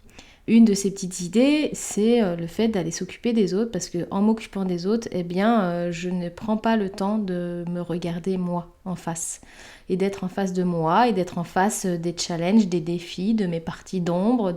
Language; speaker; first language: French; native; French